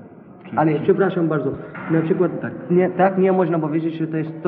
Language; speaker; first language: Polish; non-native, learner; Arabic